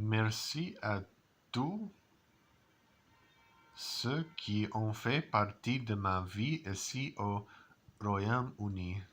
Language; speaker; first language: French; non-native, learner; English